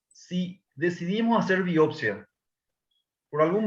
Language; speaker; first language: Spanish; native; Spanish